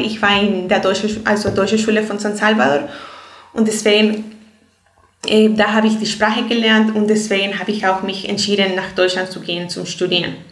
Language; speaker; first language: German; non-native, fluent; Spanish